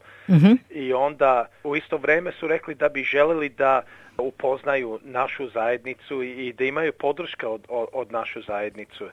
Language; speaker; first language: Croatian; early bilingual, heritage; English